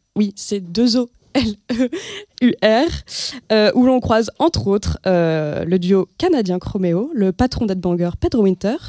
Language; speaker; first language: French; native; French